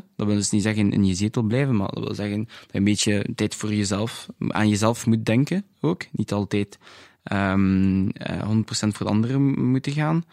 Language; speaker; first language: Dutch; non-native, local second language; French